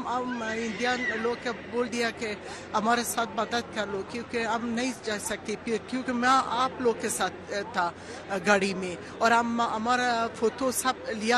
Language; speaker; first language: Hindi; non-native, learner; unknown